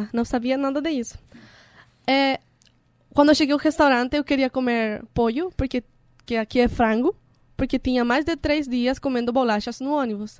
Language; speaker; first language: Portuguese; non-native, learner; Spanish